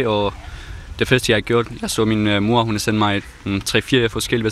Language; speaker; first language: Danish; non-native, fluent; Persian